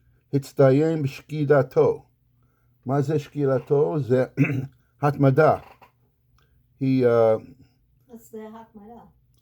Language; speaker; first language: Hebrew; non-native, fluent; English